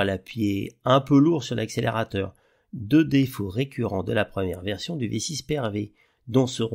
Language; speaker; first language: French; native; French